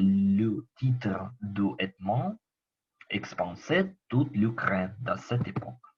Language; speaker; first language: French; non-native, learner; Ukrainian